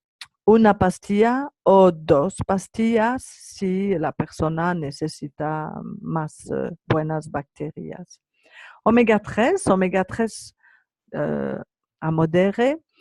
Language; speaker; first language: Spanish; non-native, learner; French